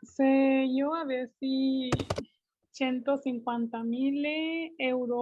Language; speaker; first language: Italian; non-native, learner; Spanish